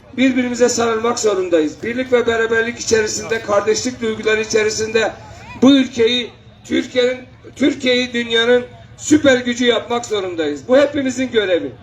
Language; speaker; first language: Turkish; non-native, local second language; Kurdish